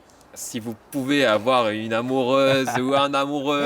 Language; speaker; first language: French; native; French